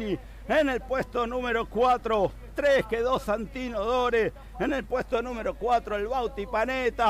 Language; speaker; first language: Spanish; native; Spanish